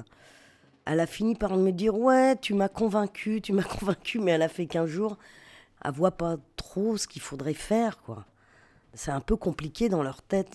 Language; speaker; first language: French; native; French